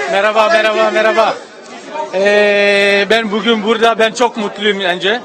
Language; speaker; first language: Turkish; non-native, learner; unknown